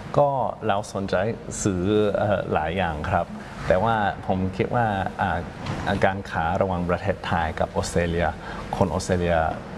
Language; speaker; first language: Thai; non-native, fluent; English